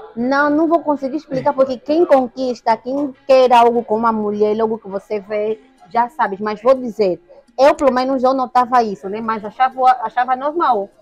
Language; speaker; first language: Portuguese; native; Portuguese